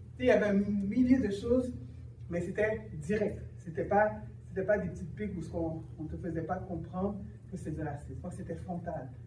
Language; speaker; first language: French; early bilingual, other home language; Haitian Creole